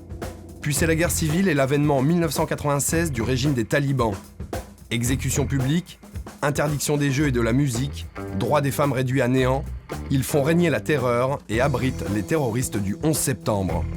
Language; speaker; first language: French; native; French